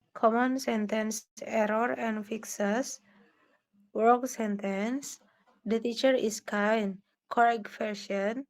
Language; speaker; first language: English; non-native, learner; Indonesian